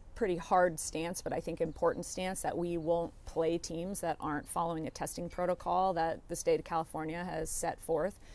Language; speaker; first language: English; native; English